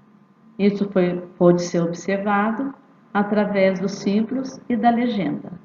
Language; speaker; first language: Portuguese; native; Portuguese